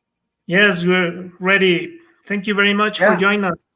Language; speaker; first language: English; non-native, fluent; Spanish